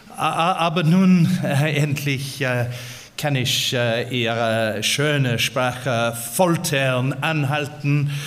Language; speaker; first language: German; non-native, learner; English